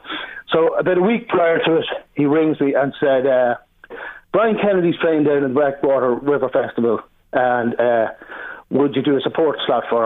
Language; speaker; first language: English; native; English